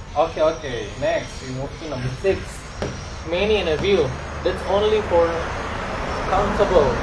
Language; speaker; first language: English; non-native, learner; Indonesian